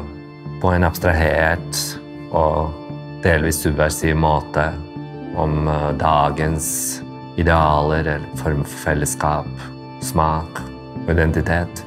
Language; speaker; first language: Norwegian; early bilingual, other home language; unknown